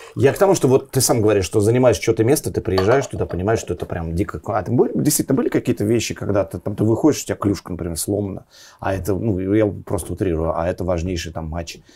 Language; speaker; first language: Russian; native; Russian